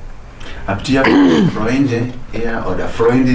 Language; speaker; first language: German; non-native, fluent; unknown